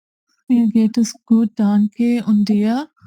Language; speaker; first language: German; non-native, learner; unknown